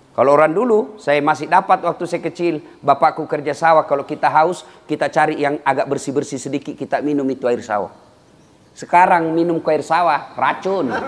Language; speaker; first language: Indonesian; native; Indonesian